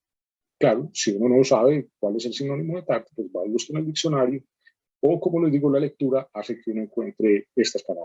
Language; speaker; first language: Spanish; native; Spanish